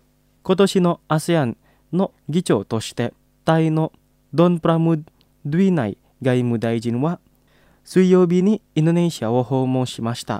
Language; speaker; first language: Japanese; non-native, fluent; Indonesian